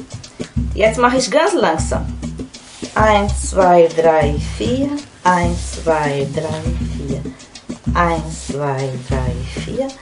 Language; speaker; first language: German; non-native, fluent; Portuguese